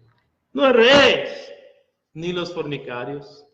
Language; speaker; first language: Spanish; native; Spanish